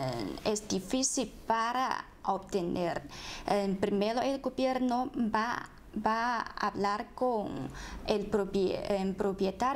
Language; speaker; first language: Spanish; non-native, fluent; Chinese